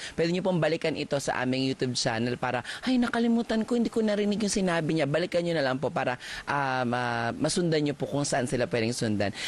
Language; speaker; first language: Filipino; native; Filipino